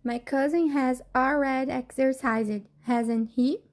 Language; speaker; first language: English; non-native, fluent; Portuguese